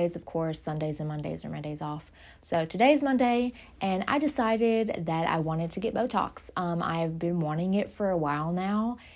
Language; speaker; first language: English; native; English